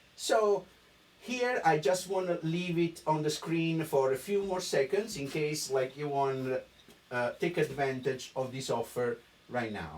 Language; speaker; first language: English; non-native, fluent; Italian